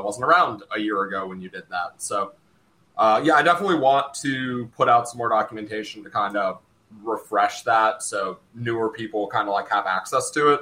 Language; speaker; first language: English; native; English